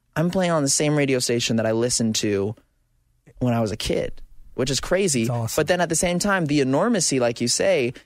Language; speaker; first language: English; native; English